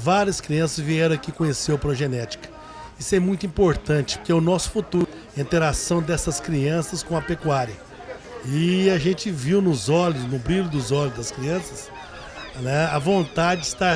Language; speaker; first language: Portuguese; native; Portuguese